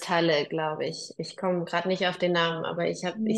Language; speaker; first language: German; native; German